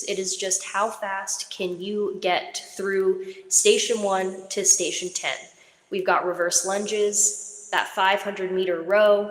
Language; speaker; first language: English; native; English